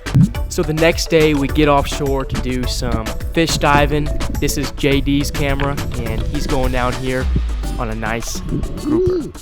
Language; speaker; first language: English; native; English